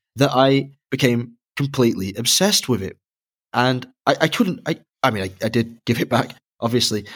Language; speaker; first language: English; native; English